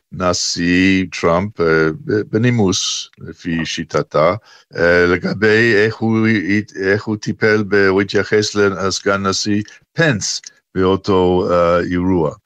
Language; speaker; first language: Hebrew; non-native, fluent; English